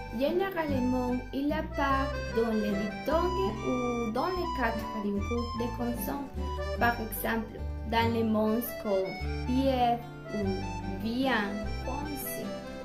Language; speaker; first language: French; non-native, learner; Spanish